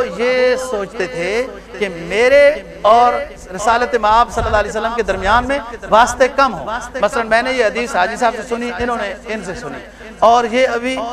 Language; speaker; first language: Urdu; non-native, local second language; Punjabi